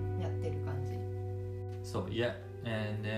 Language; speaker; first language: English; non-native, learner; Japanese